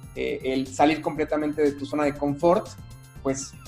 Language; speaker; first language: Spanish; native; Spanish